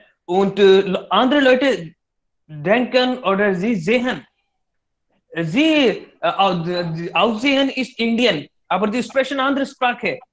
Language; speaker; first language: German; non-native, learner; Hindi